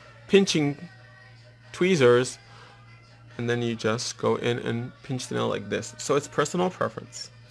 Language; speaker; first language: English; early bilingual, other home language; Spanish